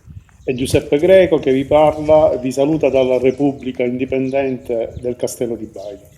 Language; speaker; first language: Italian; native; Italian